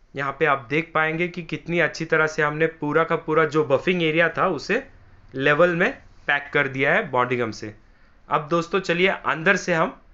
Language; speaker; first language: Hindi; non-native, local second language; Marathi